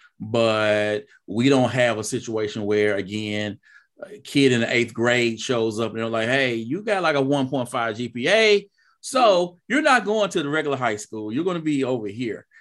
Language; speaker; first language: English; native; English